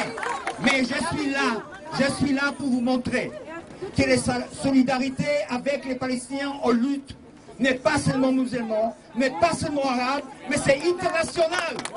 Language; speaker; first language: French; non-native, fluent; Hebrew